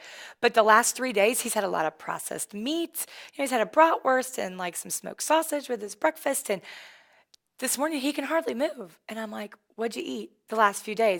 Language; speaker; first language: English; native; English